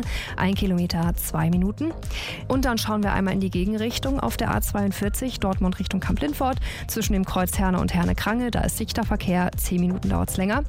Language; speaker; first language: German; native; German